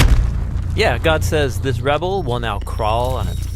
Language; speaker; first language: English; native; English